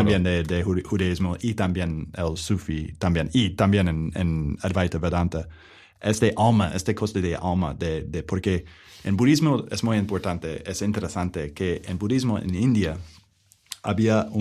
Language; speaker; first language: Spanish; non-native, learner; English